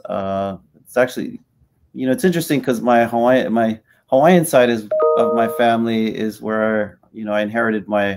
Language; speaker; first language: English; native; English